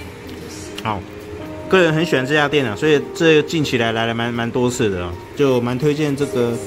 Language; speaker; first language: Chinese; native; Chinese